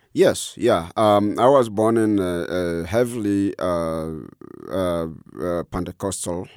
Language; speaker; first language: English; non-native, fluent; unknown